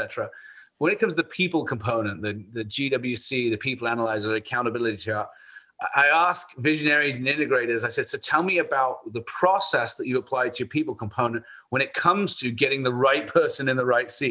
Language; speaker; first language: English; native; English